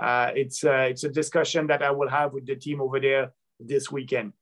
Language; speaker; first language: English; non-native, local second language; French